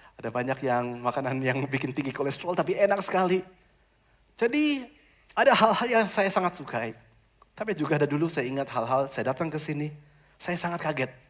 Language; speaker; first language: Indonesian; non-native, fluent; German